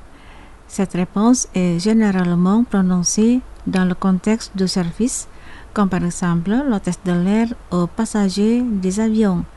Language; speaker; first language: French; non-native, fluent; Indonesian